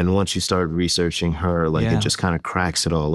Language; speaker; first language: English; native; English